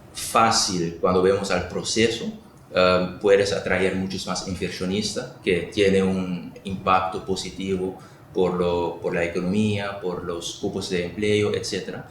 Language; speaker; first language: Spanish; non-native, local second language; Papiamento